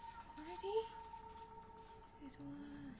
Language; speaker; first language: English; non-native, learner; Vietnamese